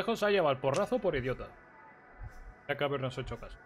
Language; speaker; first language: Spanish; native; Spanish